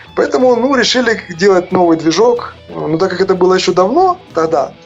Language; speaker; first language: Russian; native; Russian